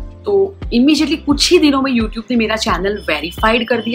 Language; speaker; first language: Hindi; non-native, local second language; Gujarati